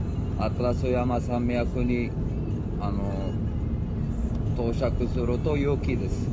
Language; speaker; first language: Japanese; non-native, fluent; Arabic